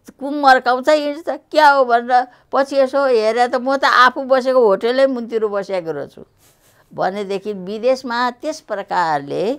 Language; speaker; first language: Nepali; native; Nepali